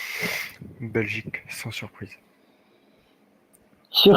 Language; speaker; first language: French; native; French